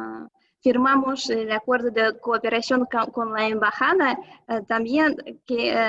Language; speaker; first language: Spanish; non-native, fluent; Russian